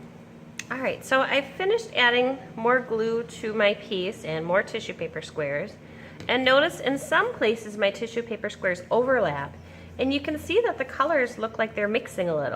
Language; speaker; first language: English; native; English